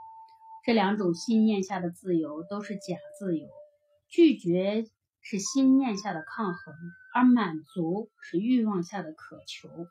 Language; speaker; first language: Chinese; native; Chinese